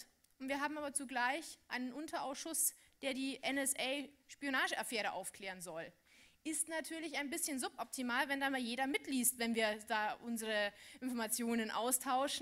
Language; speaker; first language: German; native; German